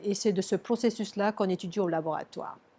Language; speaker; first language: French; native; French